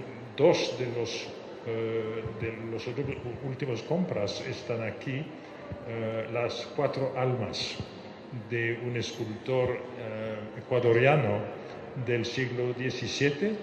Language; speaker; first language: Spanish; non-native, fluent; French